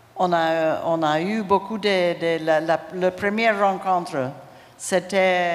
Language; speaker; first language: French; non-native, fluent; English